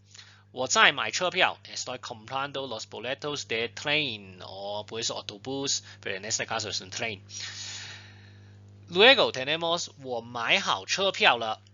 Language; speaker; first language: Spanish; non-native, fluent; Chinese